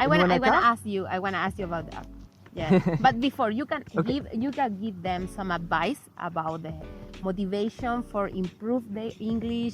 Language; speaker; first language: English; non-native, learner; Spanish